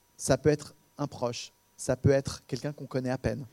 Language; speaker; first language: French; native; French